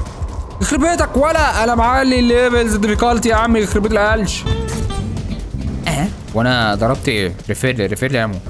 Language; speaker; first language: Arabic; native; Arabic